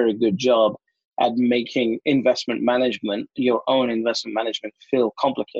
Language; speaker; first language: English; native; English